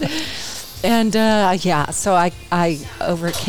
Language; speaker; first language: English; native; English